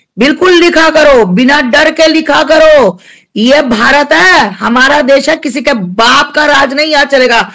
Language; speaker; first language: Hindi; native; Hindi